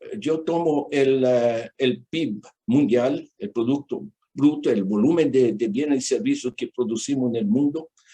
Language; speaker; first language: Spanish; non-native, fluent; Portuguese